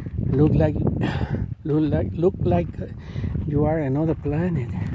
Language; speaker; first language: English; non-native, learner; Spanish